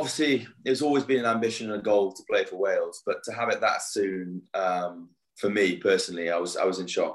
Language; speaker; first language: English; native; English